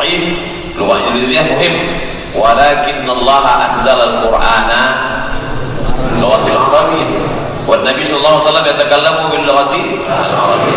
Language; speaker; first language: Arabic; non-native, fluent; Indonesian